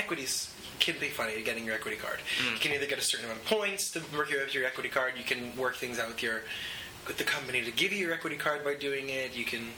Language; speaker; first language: English; native; English